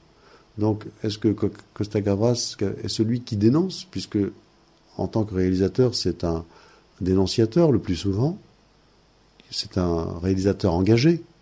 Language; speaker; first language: French; native; French